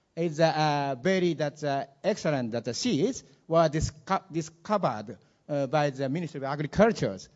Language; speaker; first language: English; non-native, learner; Japanese